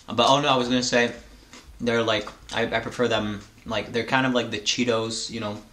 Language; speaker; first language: English; native; English